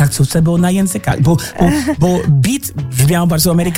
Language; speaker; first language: Polish; non-native, learner; English